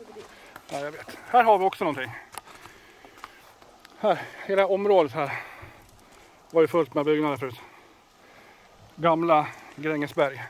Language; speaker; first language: Swedish; native; Swedish